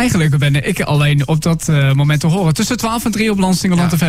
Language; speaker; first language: Dutch; native; Dutch